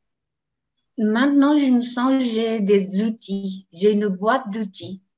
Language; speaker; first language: French; non-native, learner; Japanese